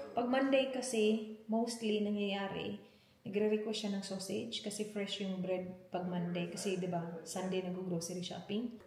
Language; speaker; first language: Filipino; non-native, local second language; Cebuano